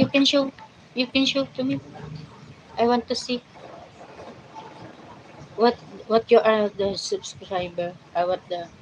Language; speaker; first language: English; non-native, learner; Filipino